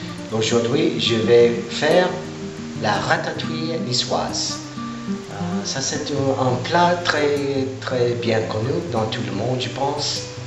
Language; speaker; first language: French; non-native, learner; English